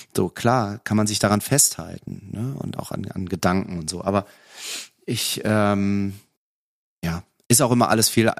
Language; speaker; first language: German; native; German